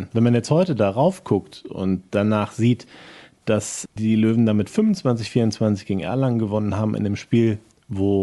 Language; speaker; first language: German; native; German